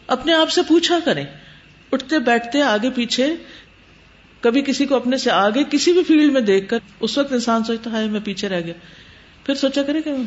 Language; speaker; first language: Urdu; native; Urdu